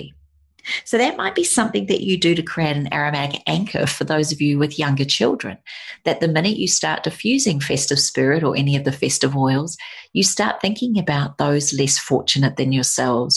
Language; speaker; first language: English; native; English